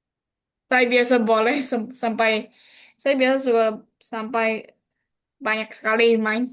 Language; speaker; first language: Indonesian; non-native, learner; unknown